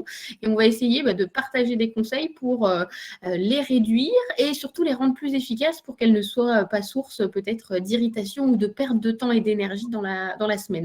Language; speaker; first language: French; native; French